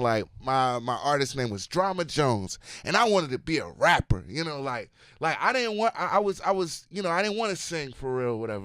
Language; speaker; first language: English; native; English